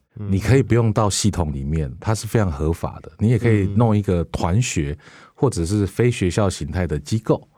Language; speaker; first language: Chinese; native; Chinese